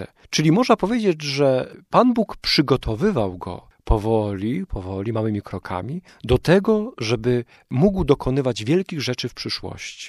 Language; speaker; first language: Polish; native; Polish